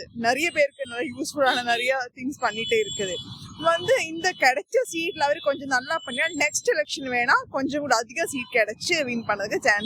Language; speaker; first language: Tamil; non-native, local second language; Malayalam